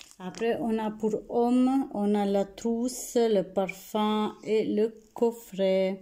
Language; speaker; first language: French; non-native, fluent; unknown